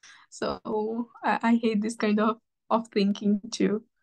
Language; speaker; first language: English; non-native, learner; Portuguese